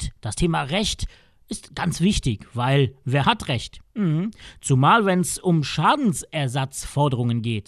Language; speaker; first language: German; native; German